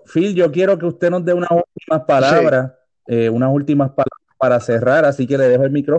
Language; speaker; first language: Spanish; native; Spanish